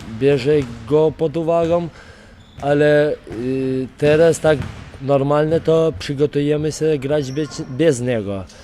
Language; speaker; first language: Polish; non-native, fluent; Lithuanian